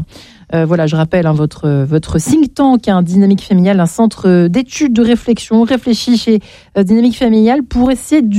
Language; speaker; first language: French; native; French